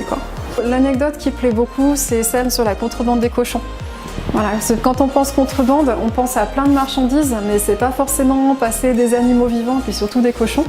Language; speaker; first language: French; native; French